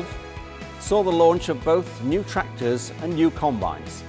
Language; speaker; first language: English; native; English